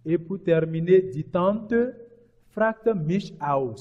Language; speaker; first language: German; non-native, learner; French